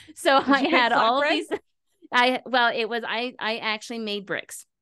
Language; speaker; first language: English; native; English